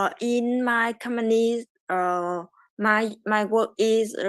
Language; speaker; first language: English; non-native, learner; Vietnamese